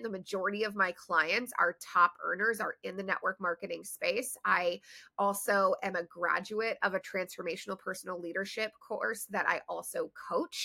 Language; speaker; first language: English; native; English